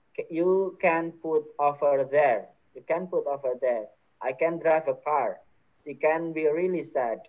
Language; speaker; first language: English; non-native, fluent; Indonesian